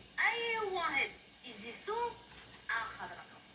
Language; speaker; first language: Arabic; non-native, learner; Nepali